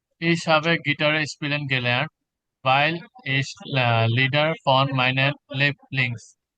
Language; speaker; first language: German; non-native, learner; Bangla